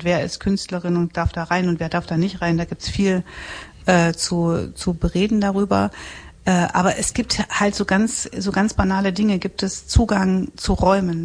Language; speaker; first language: German; native; German